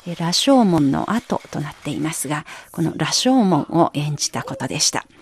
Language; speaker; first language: Japanese; non-native, fluent; Chinese